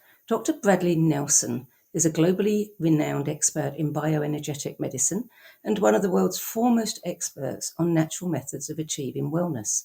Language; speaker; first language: English; native; English